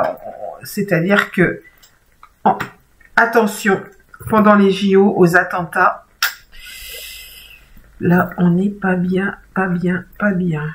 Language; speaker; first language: French; native; French